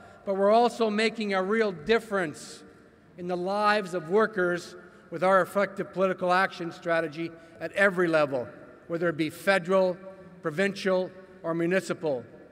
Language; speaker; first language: English; native; English